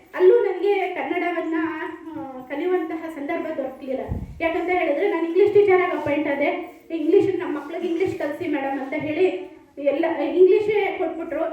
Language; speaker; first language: Kannada; non-native, local second language; Urdu